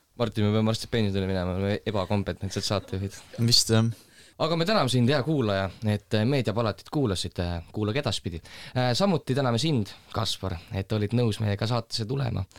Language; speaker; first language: Estonian; native; Estonian